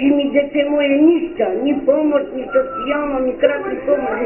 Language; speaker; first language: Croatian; non-native, local second language; Romany